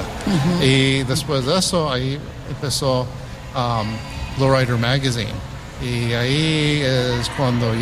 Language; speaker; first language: Spanish; early bilingual, heritage; English